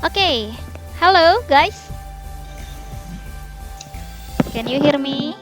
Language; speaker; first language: English; non-native, fluent; Indonesian